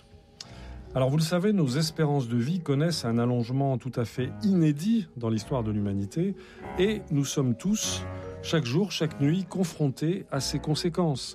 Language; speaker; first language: French; native; French